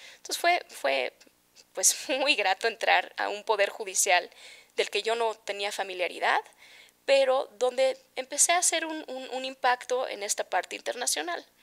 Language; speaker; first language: Spanish; native; Spanish